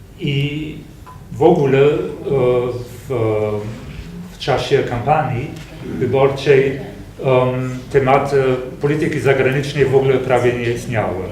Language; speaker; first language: Polish; non-native, fluent; German